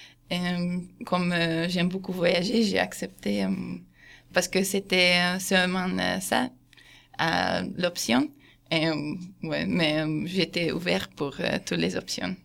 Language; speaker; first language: French; non-native, fluent; Hungarian